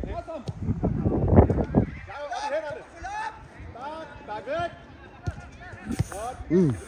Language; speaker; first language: Danish; native; Danish